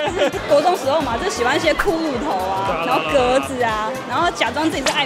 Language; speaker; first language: Chinese; native; Chinese